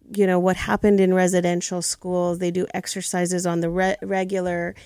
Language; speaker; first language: English; early bilingual, other home language; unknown